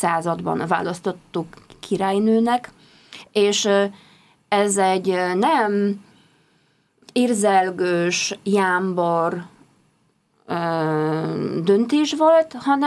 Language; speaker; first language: Hungarian; non-native, fluent; Polish